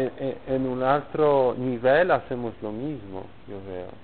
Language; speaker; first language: Spanish; non-native, learner; Polish